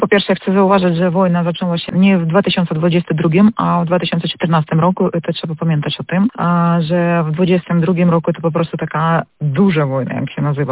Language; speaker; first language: Polish; non-native, fluent; Ukrainian